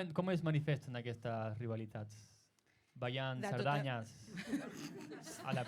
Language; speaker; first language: Catalan; non-native, learner; Spanish